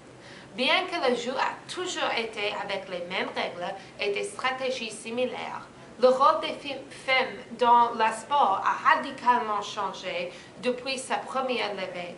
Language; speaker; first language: French; non-native, learner; English